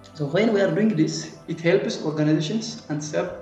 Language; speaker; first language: English; non-native, local second language; Amharic